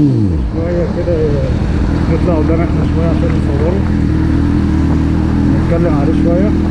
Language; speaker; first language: Arabic; native; Arabic